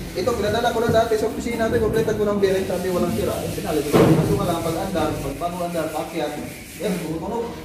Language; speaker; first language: Filipino; non-native, local second language; Cebuano